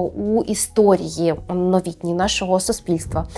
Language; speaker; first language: Ukrainian; native; Ukrainian